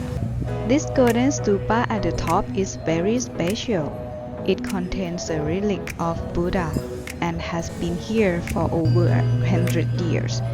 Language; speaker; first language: English; non-native, learner; Thai